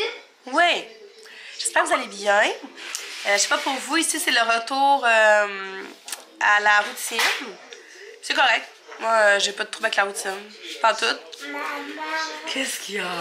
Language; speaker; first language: French; native; French